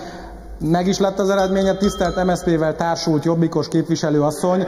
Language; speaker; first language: Hungarian; native; Hungarian